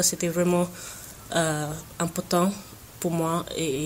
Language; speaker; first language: French; non-native, fluent; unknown